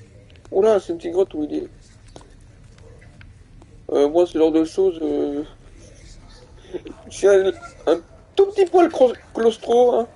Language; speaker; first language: French; native; French